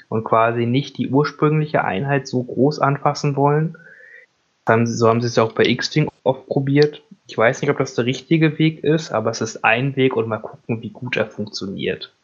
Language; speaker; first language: German; native; German